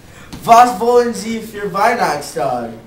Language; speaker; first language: German; non-native, learner; English